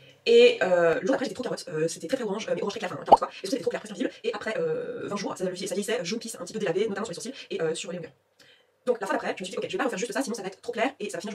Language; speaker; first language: French; native; French